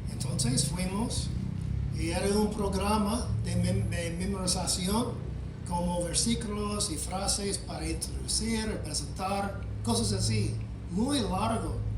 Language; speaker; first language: Spanish; non-native, fluent; English